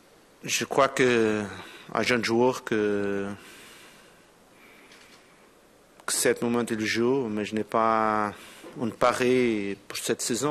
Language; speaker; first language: French; non-native, fluent; Portuguese